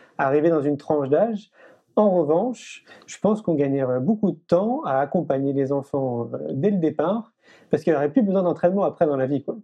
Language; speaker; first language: French; native; French